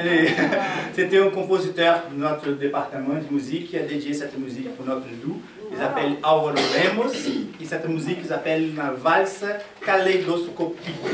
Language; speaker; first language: French; non-native, fluent; Portuguese